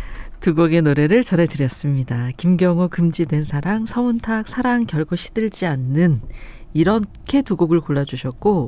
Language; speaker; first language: Korean; native; Korean